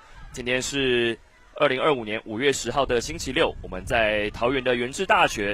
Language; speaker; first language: Chinese; native; Chinese